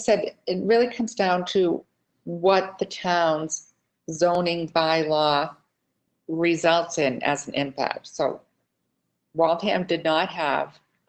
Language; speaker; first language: English; native; English